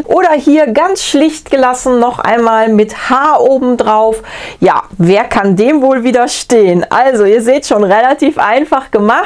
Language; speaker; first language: German; native; German